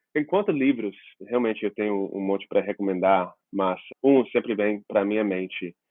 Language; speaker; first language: Portuguese; non-native, fluent; English